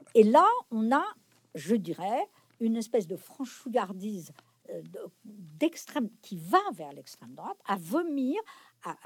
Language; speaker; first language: French; native; French